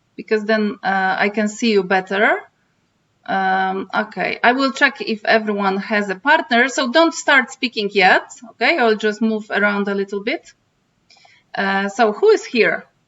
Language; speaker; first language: English; non-native, fluent; Polish